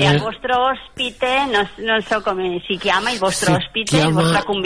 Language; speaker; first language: Italian; non-native, fluent; Catalan